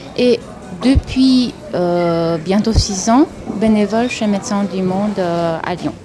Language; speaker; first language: French; non-native, fluent; Romanian